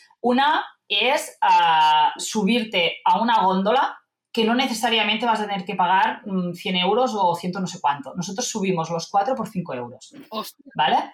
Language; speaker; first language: Spanish; non-native, local second language; Catalan